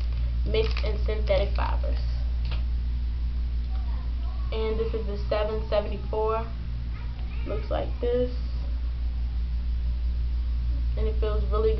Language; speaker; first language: English; native; English